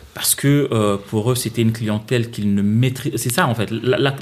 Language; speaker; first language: French; non-native, local second language; Lingala